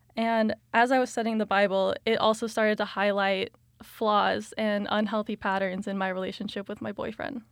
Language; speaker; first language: English; native; English